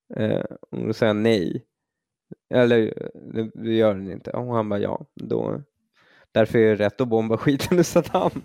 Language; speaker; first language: Swedish; early bilingual, other home language; Persian